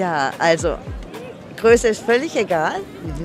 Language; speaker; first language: German; native; German